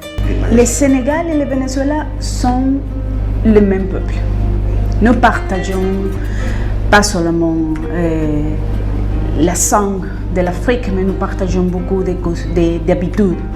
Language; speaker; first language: French; non-native, fluent; Spanish